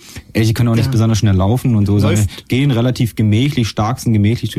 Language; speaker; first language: German; native; German